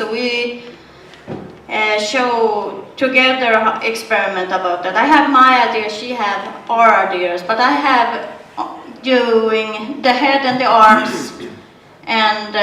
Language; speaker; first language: English; non-native, learner; Swedish